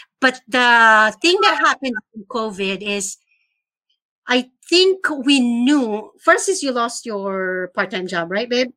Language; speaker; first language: English; non-native, local second language; Filipino